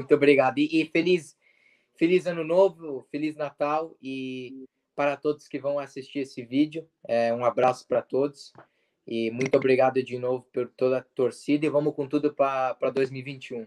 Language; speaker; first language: Portuguese; early bilingual, heritage; Portuguese